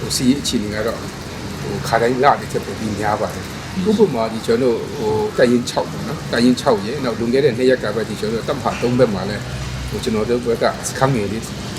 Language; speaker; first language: Burmese; non-native, local second language; Kachin